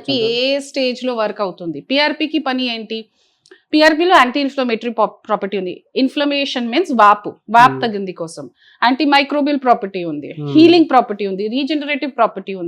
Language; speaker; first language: Telugu; non-native, local second language; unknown